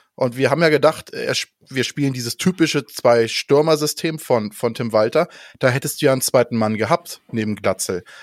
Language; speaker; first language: German; non-native, fluent; Danish